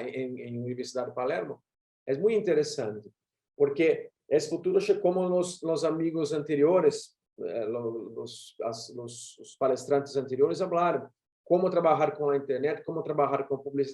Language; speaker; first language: Spanish; non-native, learner; Portuguese